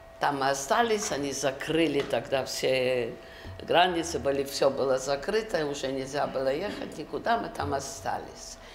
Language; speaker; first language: Russian; early bilingual, other home language; Yiddish